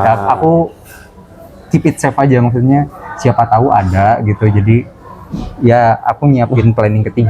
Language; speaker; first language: Indonesian; native; Indonesian